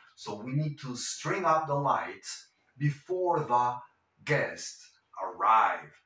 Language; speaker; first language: English; non-native, fluent; Spanish